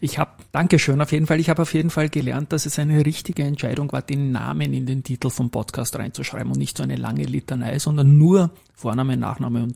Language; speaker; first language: German; native; German